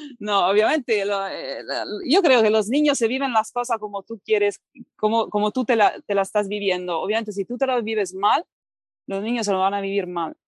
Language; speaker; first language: Spanish; non-native, fluent; Italian